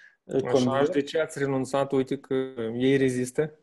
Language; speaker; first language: Romanian; native; Romanian